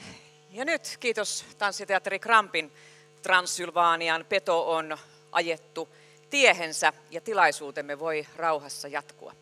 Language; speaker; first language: Finnish; native; Finnish